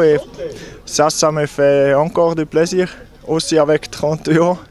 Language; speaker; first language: French; non-native, local second language; German